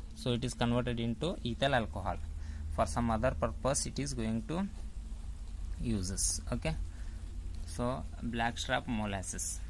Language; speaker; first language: English; non-native, local second language; Kannada